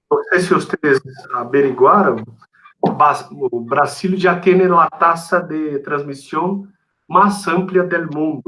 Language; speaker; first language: Spanish; non-native, fluent; Portuguese